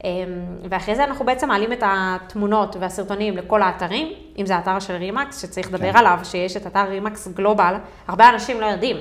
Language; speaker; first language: Hebrew; native; Hebrew